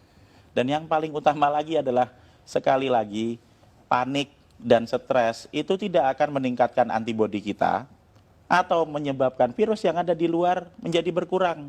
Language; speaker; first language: Indonesian; native; Indonesian